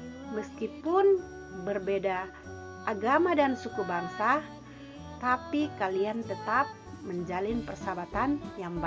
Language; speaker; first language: Indonesian; native; Indonesian